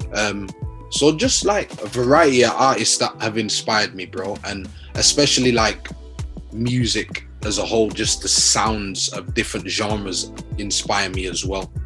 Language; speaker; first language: English; native; English